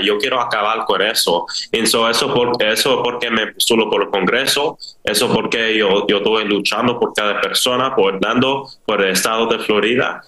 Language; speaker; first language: Spanish; early bilingual, heritage; Spanish